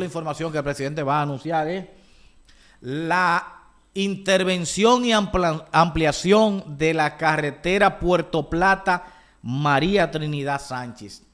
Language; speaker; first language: Spanish; native; Spanish